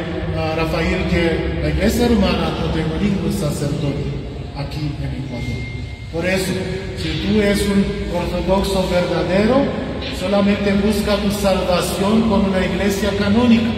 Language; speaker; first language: Spanish; non-native, learner; Romanian